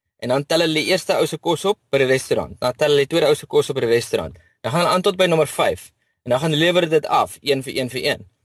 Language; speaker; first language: Afrikaans; native; Afrikaans